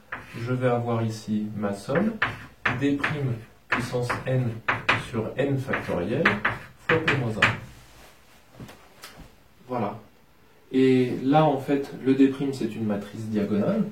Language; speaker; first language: French; native; French